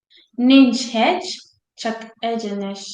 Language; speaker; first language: Hungarian; non-native, learner; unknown